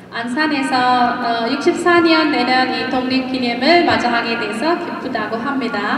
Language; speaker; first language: Korean; non-native, fluent; Sinhala